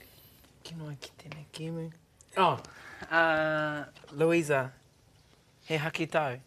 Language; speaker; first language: Māori; non-native, learner; English